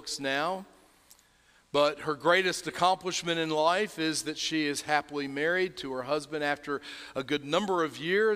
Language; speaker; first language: English; native; English